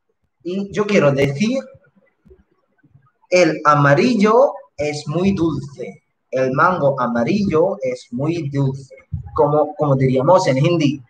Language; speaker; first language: Spanish; non-native, fluent; Hindi